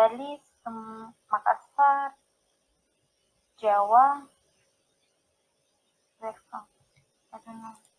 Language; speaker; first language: English; non-native, learner; Indonesian